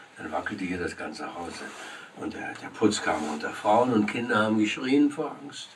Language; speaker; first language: German; native; German